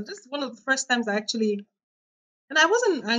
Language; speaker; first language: English; non-native, local second language; Yoruba